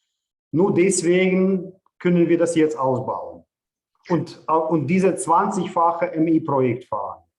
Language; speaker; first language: German; non-native, fluent; Ukrainian